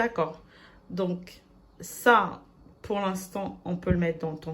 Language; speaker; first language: French; native; French